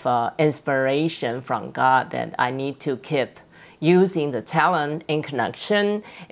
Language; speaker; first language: English; non-native, fluent; Chinese